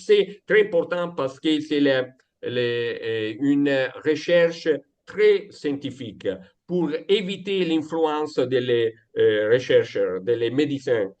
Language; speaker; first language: French; non-native, fluent; Italian